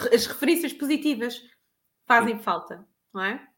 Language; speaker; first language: Portuguese; native; Portuguese